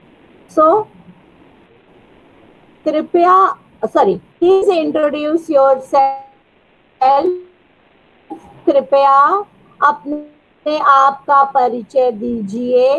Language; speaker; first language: English; non-native, learner; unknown